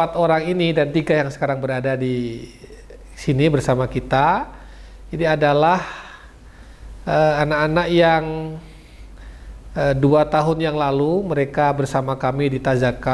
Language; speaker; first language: Indonesian; native; Indonesian